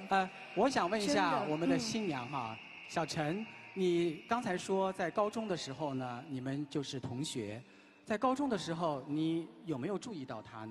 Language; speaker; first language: Chinese; native; Chinese